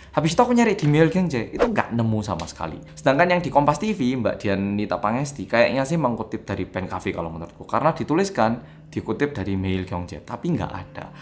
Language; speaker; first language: Indonesian; non-native, fluent; Korean